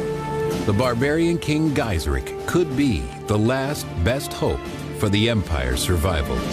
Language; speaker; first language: English; native; English